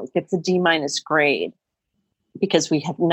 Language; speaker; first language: English; native; English